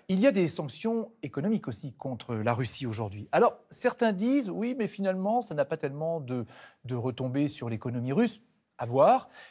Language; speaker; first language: French; native; French